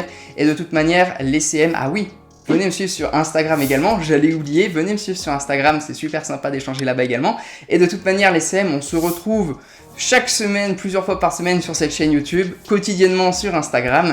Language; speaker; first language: French; native; French